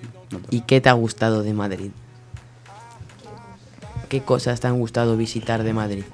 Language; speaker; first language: Spanish; native; Spanish